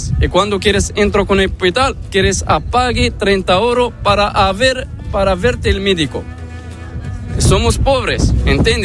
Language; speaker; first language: Spanish; non-native, learner; Arabic